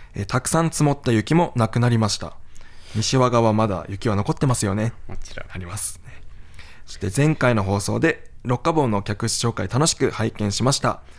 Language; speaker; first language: Japanese; native; Japanese